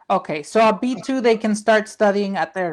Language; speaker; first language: English; non-native, fluent; Spanish